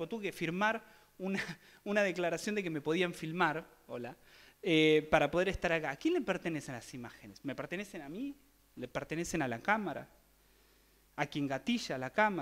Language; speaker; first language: Spanish; native; Spanish